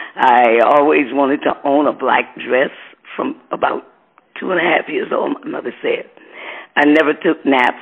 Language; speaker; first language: English; native; English